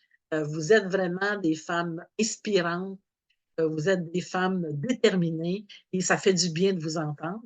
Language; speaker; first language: French; native; French